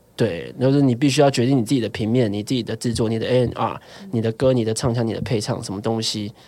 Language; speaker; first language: Chinese; non-native, local second language; Min Nan Chinese